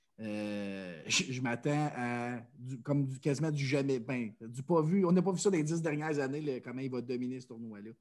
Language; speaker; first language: French; native; French